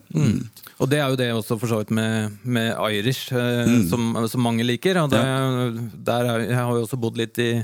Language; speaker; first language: Norwegian; native; Norwegian